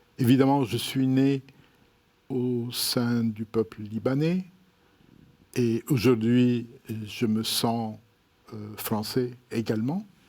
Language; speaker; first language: French; non-native, local second language; Arabic